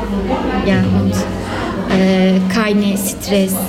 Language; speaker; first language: German; non-native, learner; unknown